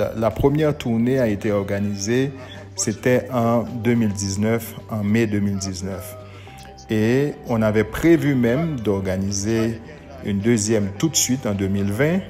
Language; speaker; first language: French; non-native, local second language; Haitian Creole